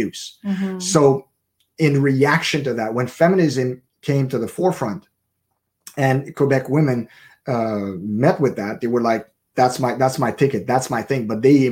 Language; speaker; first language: English; native; English